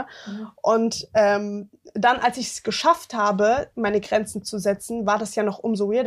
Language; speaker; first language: German; early bilingual, other home language; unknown